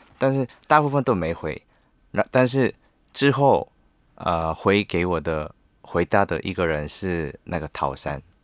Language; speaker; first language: Chinese; non-native, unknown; Korean